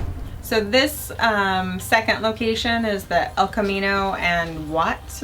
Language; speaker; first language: English; native; English